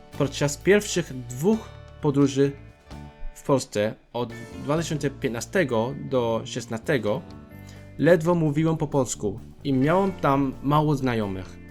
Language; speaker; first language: Polish; non-native, fluent; Cantonese